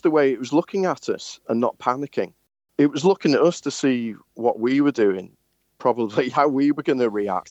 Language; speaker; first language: English; native; English